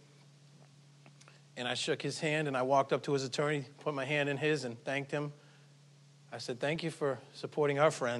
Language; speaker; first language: English; native; English